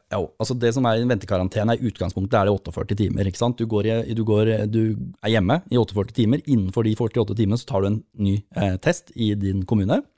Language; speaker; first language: Norwegian; native; Norwegian